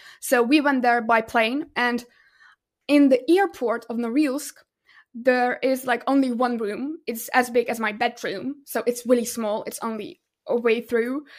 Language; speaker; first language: English; non-native, fluent; Russian